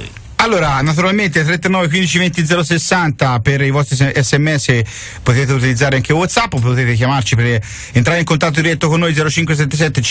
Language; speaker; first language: Italian; native; Italian